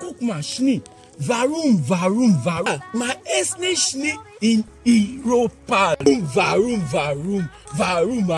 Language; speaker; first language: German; non-native, learner; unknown